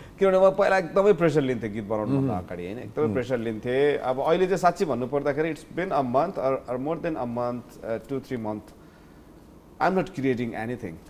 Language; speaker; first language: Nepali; native; Nepali